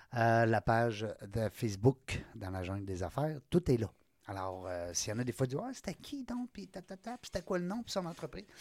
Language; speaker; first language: French; native; French